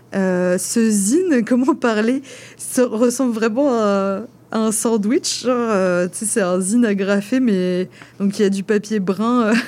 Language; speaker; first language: French; native; French